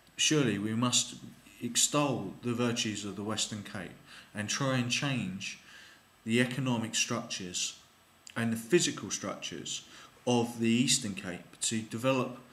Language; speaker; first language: English; native; English